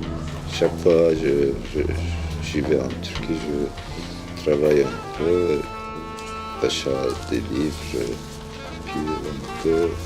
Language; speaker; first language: French; non-native, learner; Turkish